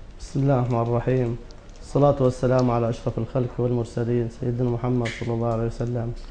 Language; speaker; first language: Arabic; native; Arabic